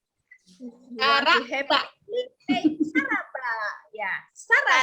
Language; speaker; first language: English; non-native, learner; Indonesian